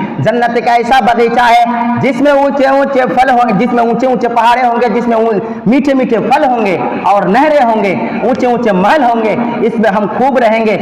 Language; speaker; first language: Urdu; native; Urdu